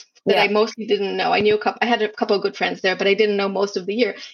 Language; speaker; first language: English; non-native, fluent; Hebrew